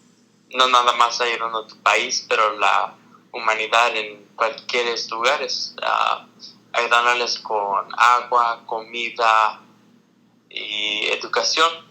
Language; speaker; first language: Spanish; early bilingual, heritage; Spanish